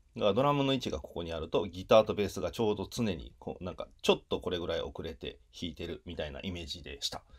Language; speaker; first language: Japanese; native; Japanese